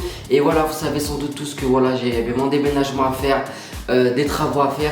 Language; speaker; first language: French; native; French